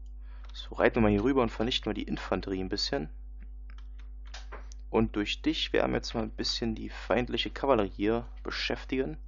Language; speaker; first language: German; native; German